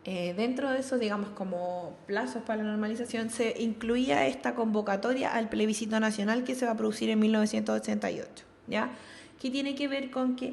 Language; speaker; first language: Spanish; native; Spanish